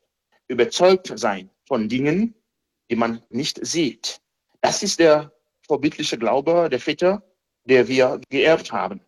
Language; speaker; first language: German; non-native, fluent; Haitian Creole